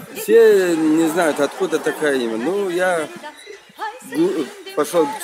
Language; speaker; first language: Russian; non-native, local second language; Romanian